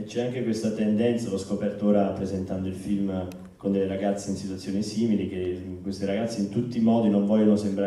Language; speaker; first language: Italian; native; Italian